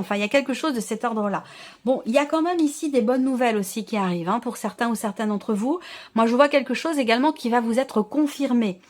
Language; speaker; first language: French; native; French